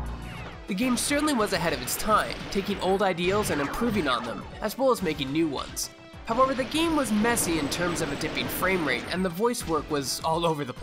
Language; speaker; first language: English; native; English